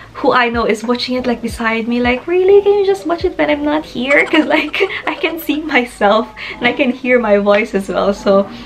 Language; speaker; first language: English; non-native, local second language; Filipino